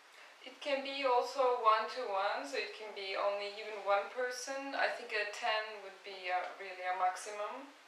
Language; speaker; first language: English; non-native, fluent; Turkish